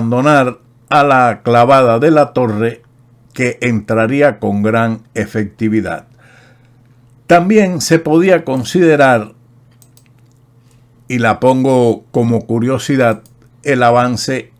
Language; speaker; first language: Spanish; native; Spanish